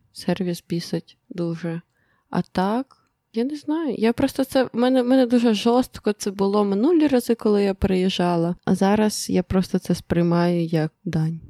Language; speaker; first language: Ukrainian; native; Ukrainian